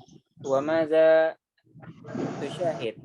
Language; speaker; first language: Arabic; non-native, fluent; Indonesian